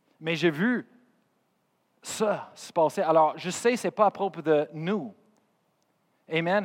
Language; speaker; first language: French; non-native, fluent; English